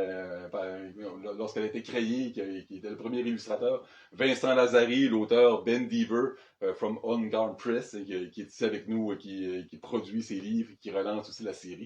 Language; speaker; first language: French; native; French